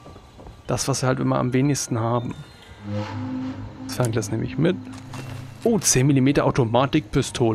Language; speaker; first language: German; native; German